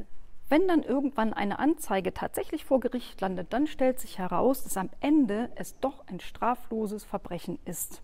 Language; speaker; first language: German; native; German